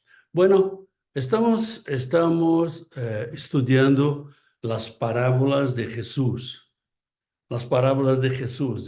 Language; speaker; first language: Spanish; non-native, fluent; Portuguese